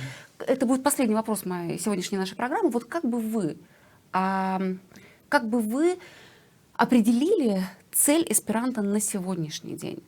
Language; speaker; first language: Russian; native; Russian